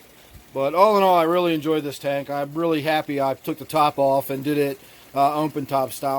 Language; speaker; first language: English; native; English